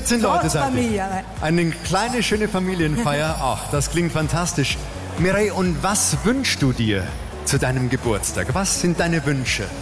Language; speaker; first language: German; native; German